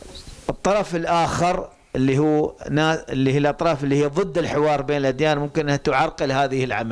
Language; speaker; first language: Arabic; native; Arabic